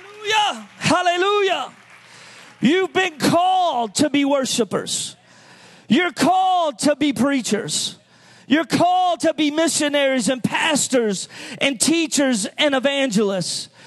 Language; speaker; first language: English; native; English